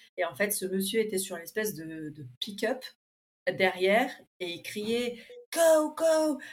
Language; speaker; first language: French; early bilingual, other home language; Spanish